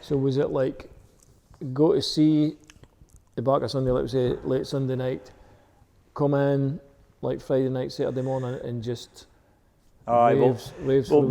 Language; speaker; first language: English; native; English